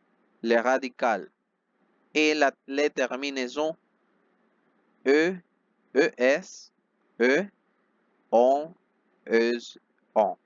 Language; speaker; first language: French; non-native, fluent; Spanish